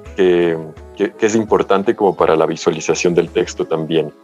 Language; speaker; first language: Spanish; early bilingual, heritage; Spanish